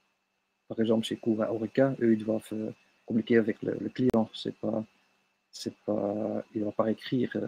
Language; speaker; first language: French; non-native, local second language; Dutch